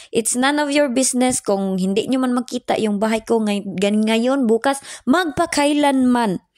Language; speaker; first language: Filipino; non-native, local second language; Cebuano